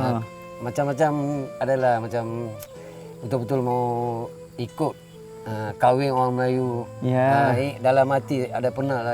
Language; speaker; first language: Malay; non-native, local second language; Tamil